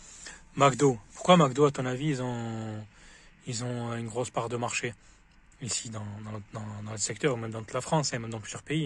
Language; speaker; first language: French; native; French